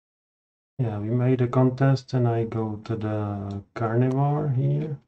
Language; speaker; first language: English; non-native, fluent; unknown